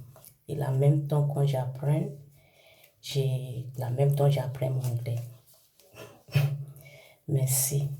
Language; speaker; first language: French; non-native, learner; English